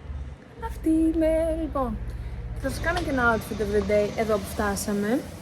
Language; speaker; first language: Greek; native; Greek